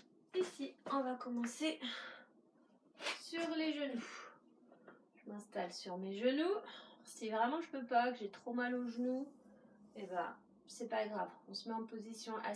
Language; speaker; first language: French; native; French